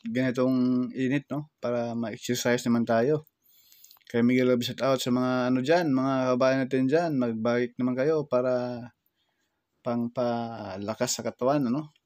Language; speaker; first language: Filipino; native; Filipino